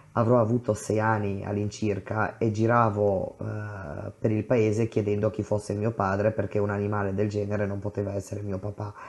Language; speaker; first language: Italian; non-native, fluent; Romanian